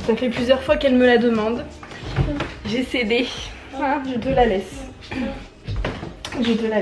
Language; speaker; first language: French; native; French